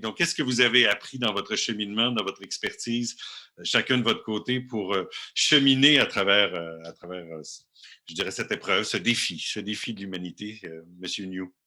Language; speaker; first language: French; native; French